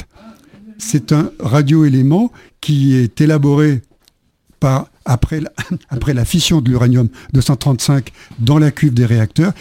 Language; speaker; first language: French; native; French